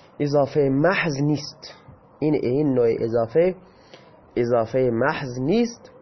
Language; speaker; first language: Persian; non-native, local second language; Baluchi